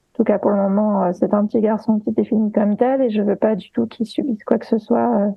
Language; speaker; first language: French; native; French